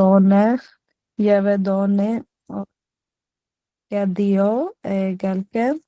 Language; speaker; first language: French; non-native, learner; Punjabi